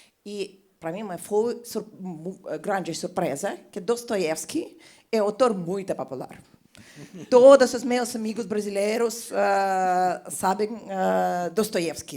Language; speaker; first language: Portuguese; non-native, fluent; Russian